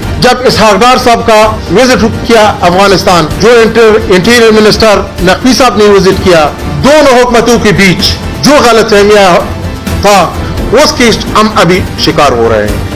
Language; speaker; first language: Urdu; non-native, fluent; Pashto